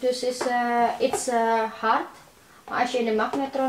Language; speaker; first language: Dutch; non-native, learner; Indonesian